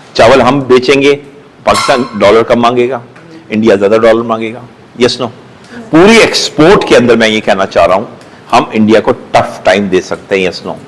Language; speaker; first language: Urdu; native; Urdu